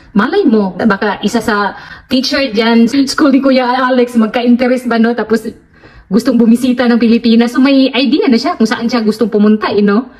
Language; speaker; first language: Filipino; non-native, local second language; Cebuano